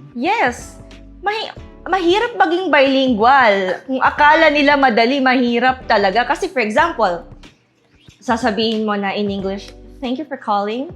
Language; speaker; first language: Filipino; native; Filipino